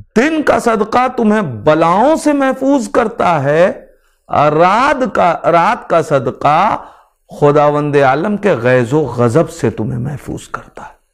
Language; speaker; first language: Hindi; native; Hindi